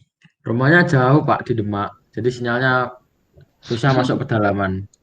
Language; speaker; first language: Indonesian; native; Indonesian